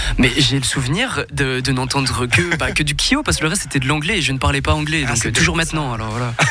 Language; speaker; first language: French; native; French